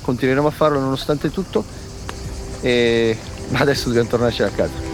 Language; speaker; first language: Italian; native; Italian